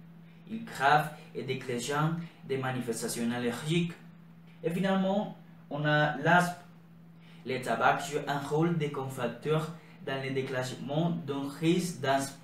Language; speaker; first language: French; non-native, learner; Spanish